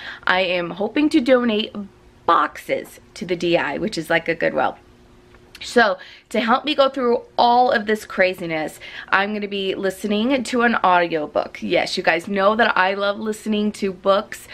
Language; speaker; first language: English; native; English